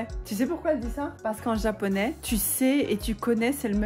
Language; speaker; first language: French; native; French